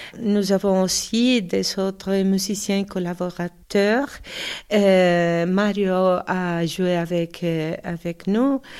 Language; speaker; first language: French; non-native, learner; Spanish